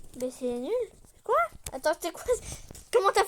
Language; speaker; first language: French; native; French